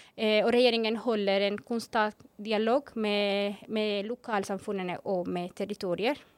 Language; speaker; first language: Norwegian; non-native, fluent; Spanish